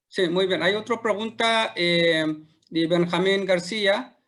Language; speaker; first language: Spanish; non-native, fluent; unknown